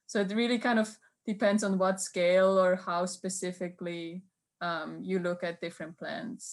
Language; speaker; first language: English; non-native, fluent; Swiss German